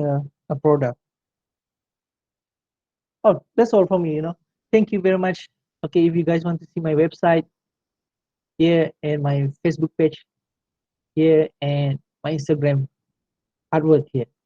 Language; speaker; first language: English; non-native, local second language; Malay